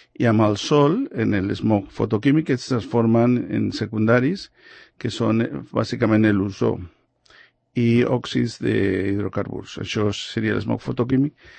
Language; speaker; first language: Catalan; non-native, local second language; Spanish